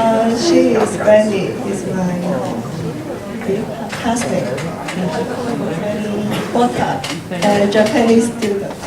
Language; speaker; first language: English; non-native, learner; Cantonese